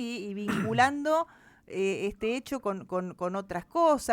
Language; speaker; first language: Spanish; native; Spanish